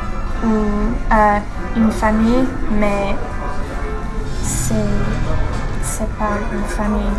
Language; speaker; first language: French; non-native, learner; English